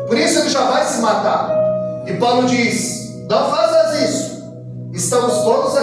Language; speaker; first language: Portuguese; native; Portuguese